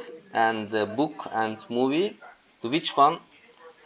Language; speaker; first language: English; non-native, learner; Turkish